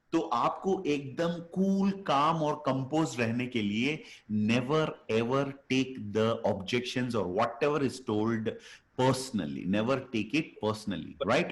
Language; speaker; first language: Hindi; native; Hindi